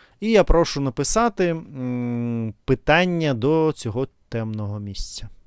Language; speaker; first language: Ukrainian; non-native, fluent; Russian